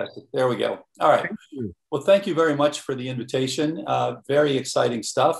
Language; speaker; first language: English; native; English